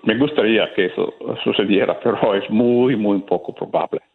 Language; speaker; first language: Spanish; non-native, fluent; Italian